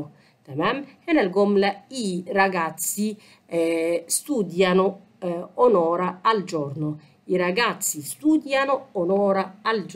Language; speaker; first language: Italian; non-native, fluent; Arabic